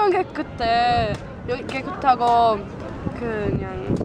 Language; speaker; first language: Korean; non-native, learner; English